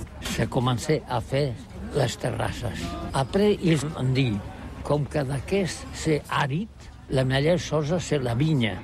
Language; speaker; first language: French; non-native, learner; Catalan